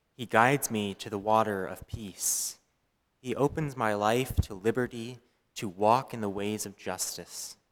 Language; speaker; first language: English; native; English